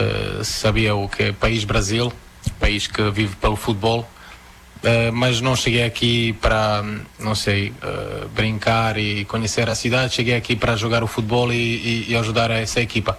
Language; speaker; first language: Portuguese; non-native, fluent; Croatian